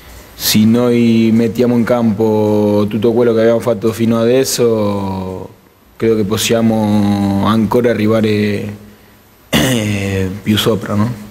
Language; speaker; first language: Italian; non-native, fluent; Spanish